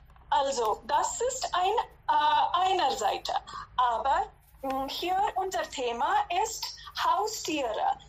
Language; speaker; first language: German; non-native, fluent; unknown